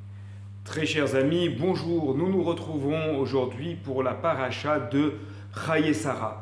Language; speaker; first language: French; native; French